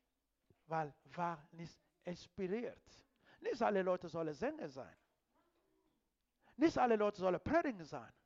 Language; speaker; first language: German; non-native, fluent; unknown